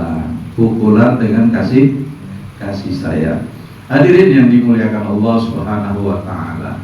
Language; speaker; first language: Indonesian; native; Indonesian